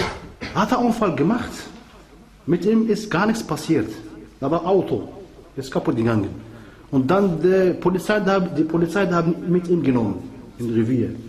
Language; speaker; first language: German; non-native, fluent; Arabic